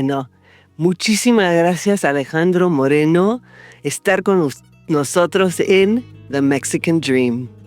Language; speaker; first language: Spanish; non-native, fluent; English